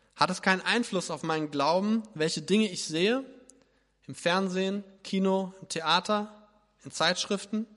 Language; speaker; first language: German; native; German